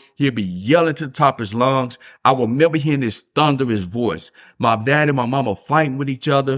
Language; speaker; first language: English; native; English